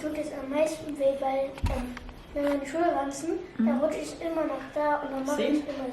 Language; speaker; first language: German; early bilingual, other home language; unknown